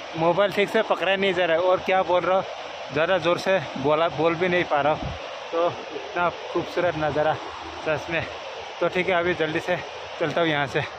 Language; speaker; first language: Hindi; non-native, local second language; Assamese